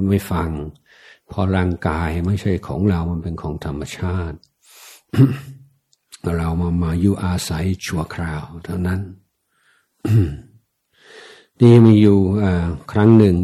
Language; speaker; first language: Thai; non-native, fluent; English